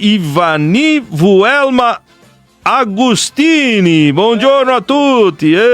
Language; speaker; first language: Italian; early bilingual, heritage; Portuguese